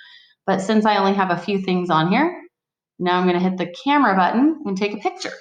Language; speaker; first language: English; native; English